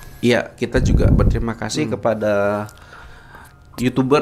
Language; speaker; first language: Indonesian; native; Indonesian